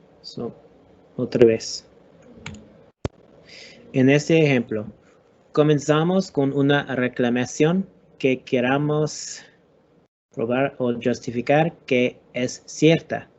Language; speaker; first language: Spanish; non-native, learner; English